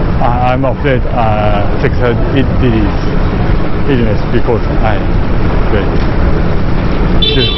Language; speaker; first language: English; non-native, learner; Japanese